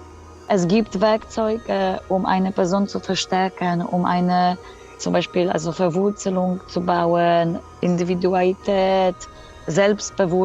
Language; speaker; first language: German; non-native, fluent; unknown